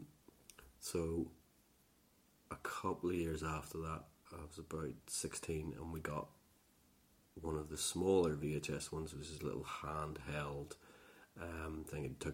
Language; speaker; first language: English; native; English